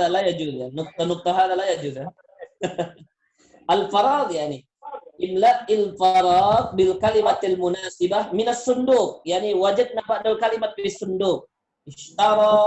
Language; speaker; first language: Arabic; non-native, fluent; Indonesian